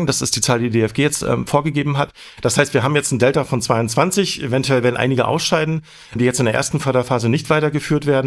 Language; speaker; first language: German; native; German